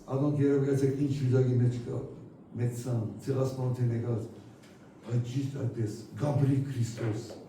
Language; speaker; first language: Armenian; native; Armenian